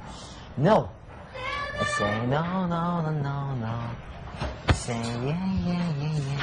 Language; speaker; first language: English; non-native, learner; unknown